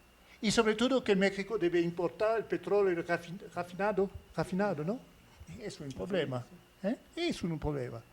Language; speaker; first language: Spanish; non-native, fluent; French